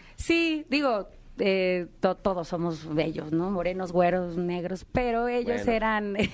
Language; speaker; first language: Spanish; native; Spanish